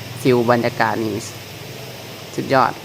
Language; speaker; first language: Thai; non-native, local second language; Lao